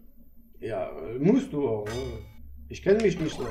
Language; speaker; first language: German; non-native, learner; French